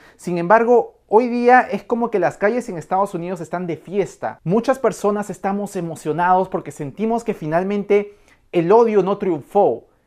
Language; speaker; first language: Spanish; native; Spanish